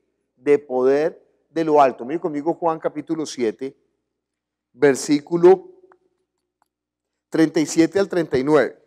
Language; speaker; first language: Spanish; native; Spanish